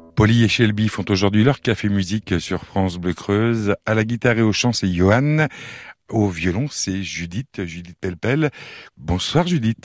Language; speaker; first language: French; native; French